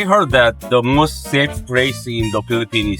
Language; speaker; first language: English; non-native, learner; Korean